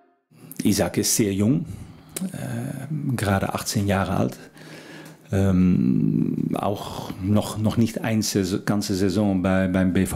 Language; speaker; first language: German; non-native, fluent; Dutch